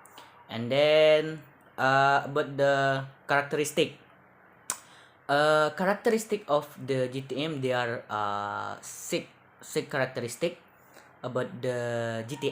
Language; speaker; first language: English; non-native, learner; Indonesian